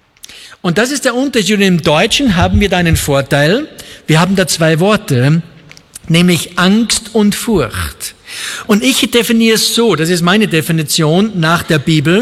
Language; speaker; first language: German; native; German